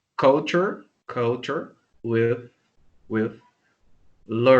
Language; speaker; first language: English; non-native, learner; Portuguese